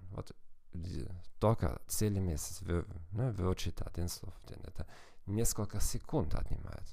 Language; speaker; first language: Russian; non-native, fluent; German